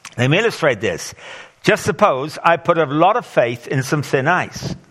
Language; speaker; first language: English; native; English